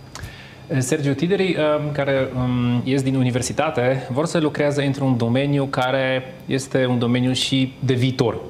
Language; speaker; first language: Romanian; non-native, fluent; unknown